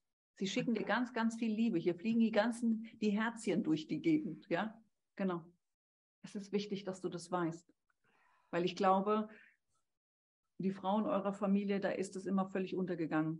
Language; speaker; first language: German; native; German